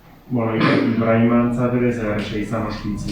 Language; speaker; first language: Basque; native; Basque